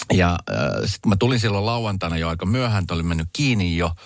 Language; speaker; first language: Finnish; early bilingual, other home language; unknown